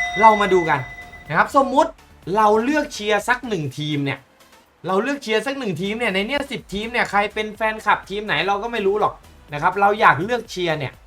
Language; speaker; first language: Thai; native; Thai